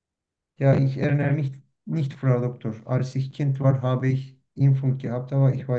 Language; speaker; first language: German; non-native, learner; Turkish